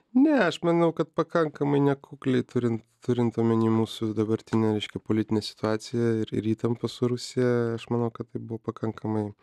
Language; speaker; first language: Lithuanian; native; Lithuanian